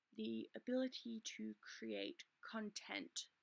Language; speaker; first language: English; native; English